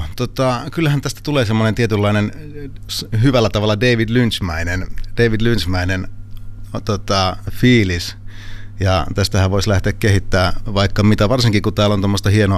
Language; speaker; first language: Finnish; native; Finnish